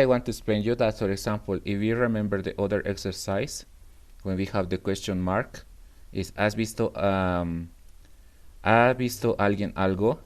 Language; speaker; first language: English; non-native, fluent; Spanish